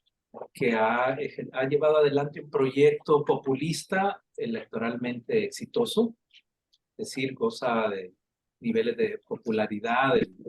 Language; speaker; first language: Spanish; native; Spanish